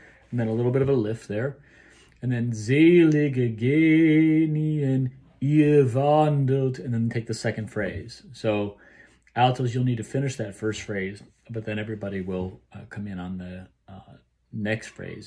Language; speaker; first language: English; native; English